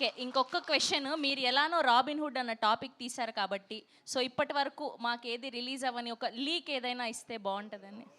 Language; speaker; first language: Telugu; native; Telugu